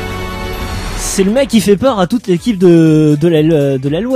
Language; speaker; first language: French; native; French